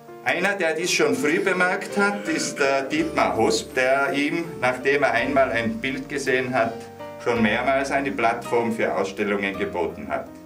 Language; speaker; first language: German; native; German